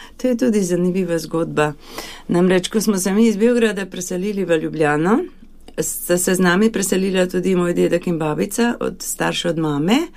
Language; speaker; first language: Slovenian; early bilingual, other home language; Hungarian